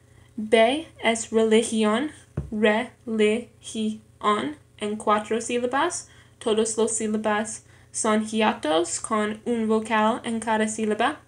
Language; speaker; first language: Spanish; non-native, learner; English